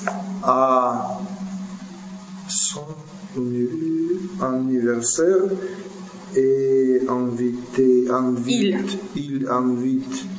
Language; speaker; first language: French; non-native, learner; Russian